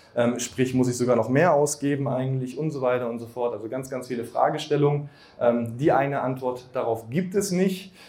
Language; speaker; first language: German; native; German